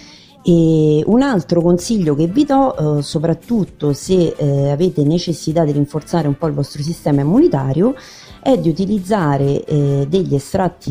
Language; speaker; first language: Italian; native; Italian